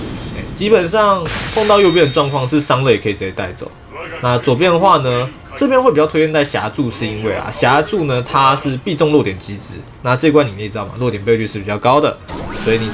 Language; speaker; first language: Chinese; native; Chinese